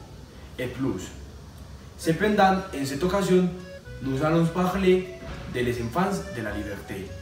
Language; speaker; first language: French; non-native, learner; Spanish